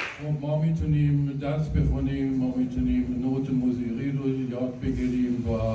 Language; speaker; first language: Persian; non-native, fluent; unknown